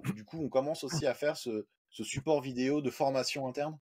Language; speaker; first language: French; native; French